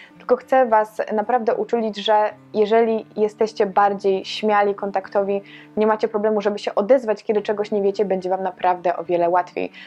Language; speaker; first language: Polish; native; Polish